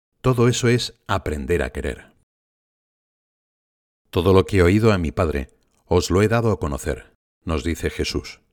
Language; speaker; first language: Spanish; native; Spanish